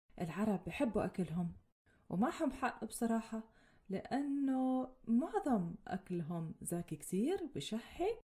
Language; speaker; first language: Arabic; native; Arabic